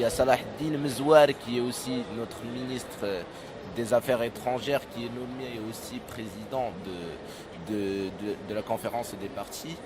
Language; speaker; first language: French; non-native, local second language; Arabic